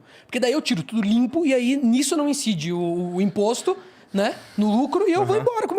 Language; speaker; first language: Portuguese; native; Portuguese